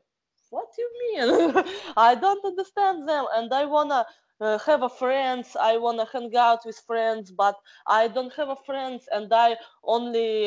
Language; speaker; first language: English; non-native, learner; Kazakh